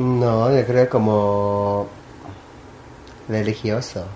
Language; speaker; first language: Spanish; non-native, learner; Thai